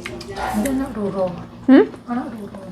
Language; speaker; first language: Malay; non-native, local second language; Javanese